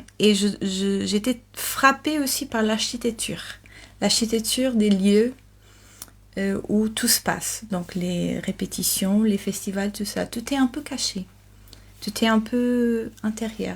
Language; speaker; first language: French; non-native, fluent; Portuguese